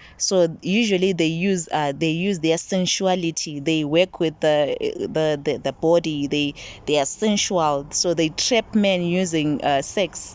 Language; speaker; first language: English; non-native, local second language; Zulu